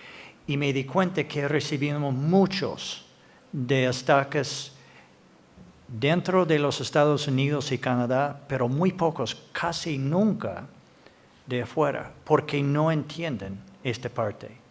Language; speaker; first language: Spanish; non-native, fluent; English